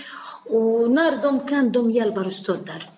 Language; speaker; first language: Swedish; non-native, learner; Arabic